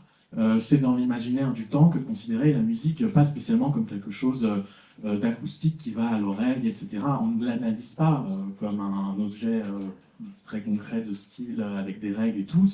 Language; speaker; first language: French; native; French